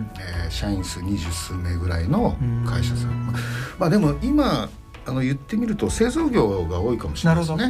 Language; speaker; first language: Japanese; native; Japanese